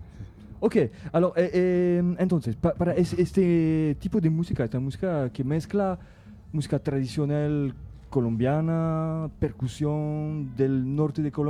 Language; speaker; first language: Spanish; non-native, fluent; French